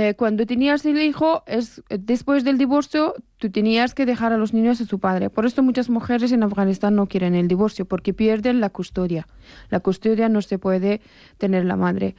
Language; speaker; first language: Spanish; non-native, fluent; Persian